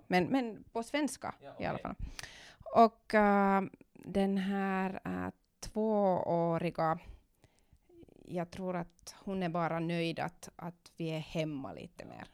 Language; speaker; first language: Swedish; non-native, local second language; Finnish